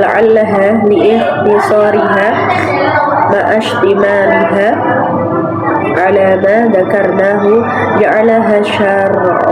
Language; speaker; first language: Arabic; non-native, learner; Indonesian